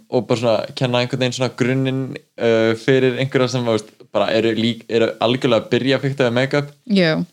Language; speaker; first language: Icelandic; native; Icelandic